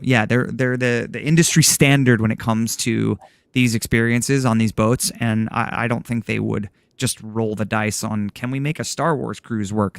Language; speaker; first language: English; native; English